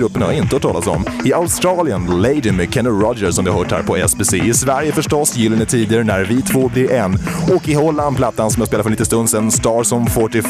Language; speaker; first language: Swedish; native; Swedish